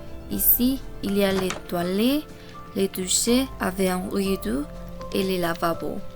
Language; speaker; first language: French; non-native, learner; Korean